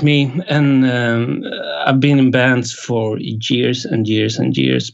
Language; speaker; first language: English; non-native, fluent; Swedish